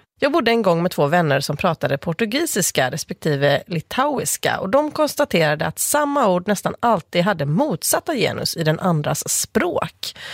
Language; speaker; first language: Swedish; native; Swedish